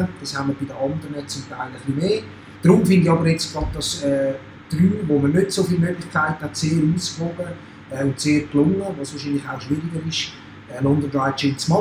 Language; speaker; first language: German; native; German